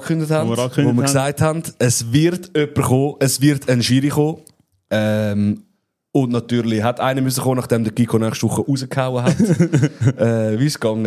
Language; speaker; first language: German; native; German